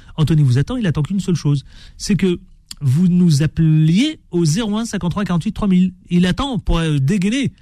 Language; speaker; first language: French; native; French